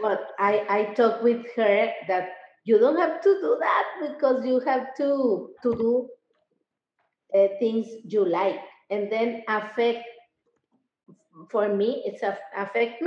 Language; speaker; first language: English; non-native, learner; Spanish